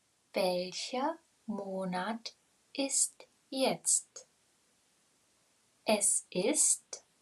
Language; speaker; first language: German; non-native, fluent; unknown